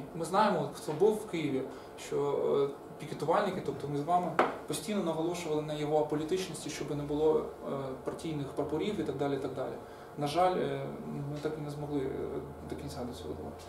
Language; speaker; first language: Ukrainian; native; Ukrainian